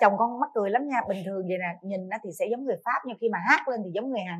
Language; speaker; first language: Vietnamese; native; Vietnamese